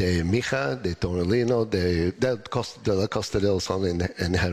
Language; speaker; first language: Spanish; non-native, learner; English